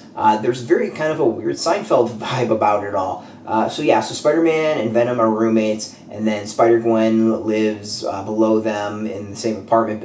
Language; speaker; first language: English; native; English